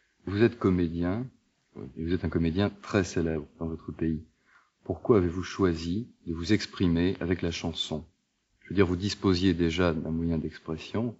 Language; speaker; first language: French; native; French